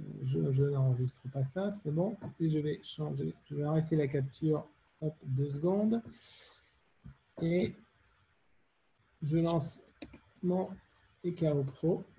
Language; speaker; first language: French; native; French